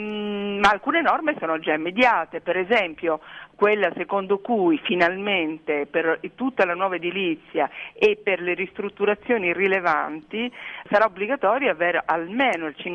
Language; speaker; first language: Italian; native; Italian